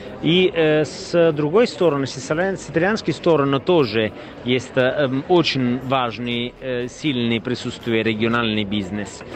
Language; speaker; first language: Russian; non-native, fluent; Italian